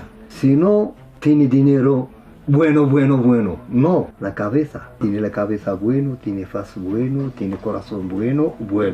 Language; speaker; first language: Spanish; non-native, learner; Arabic